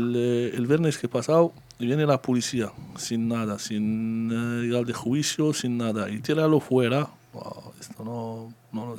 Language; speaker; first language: Spanish; non-native, learner; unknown